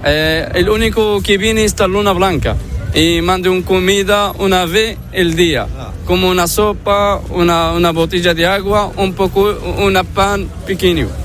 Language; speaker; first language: Spanish; non-native, learner; Arabic